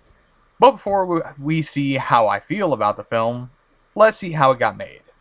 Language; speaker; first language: English; native; English